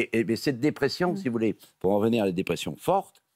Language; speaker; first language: French; native; French